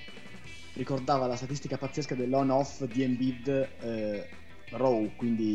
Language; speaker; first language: Italian; native; Italian